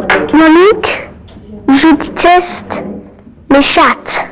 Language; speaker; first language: French; non-native, learner; English